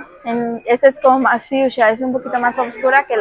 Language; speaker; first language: Spanish; native; Spanish